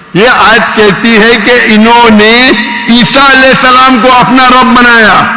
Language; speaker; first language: Urdu; non-native, local second language; Konkani